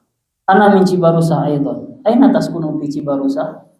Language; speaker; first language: Arabic; non-native, fluent; Indonesian